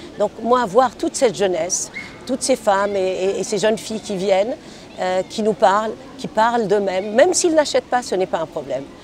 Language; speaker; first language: French; non-native, local second language; Arabic